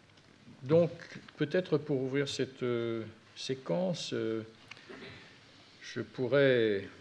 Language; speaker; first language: French; native; French